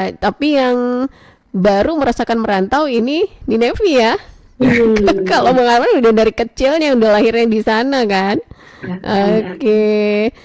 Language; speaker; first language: Indonesian; native; Indonesian